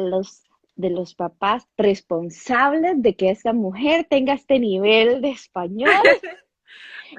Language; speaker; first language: Spanish; native; Spanish